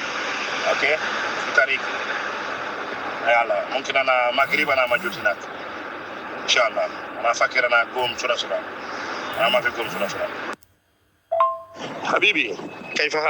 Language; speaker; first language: Arabic; non-native, learner; Amharic